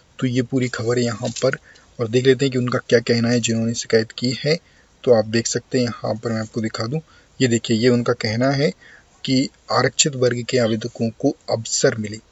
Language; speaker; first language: Hindi; native; Hindi